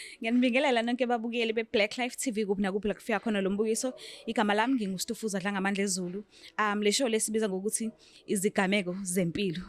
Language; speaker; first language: Zulu; native; Zulu